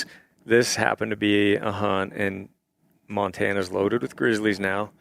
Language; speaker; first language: English; native; English